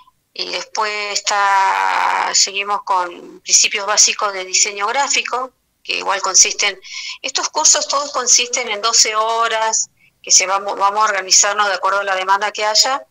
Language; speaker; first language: Spanish; native; Spanish